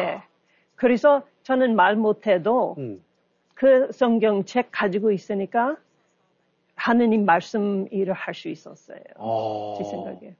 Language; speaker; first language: Korean; non-native, learner; English